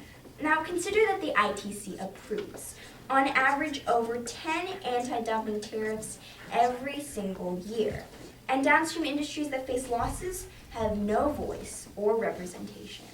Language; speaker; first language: English; native; English